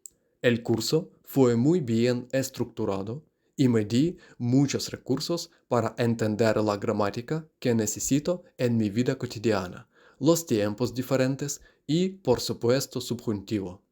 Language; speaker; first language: Spanish; non-native, learner; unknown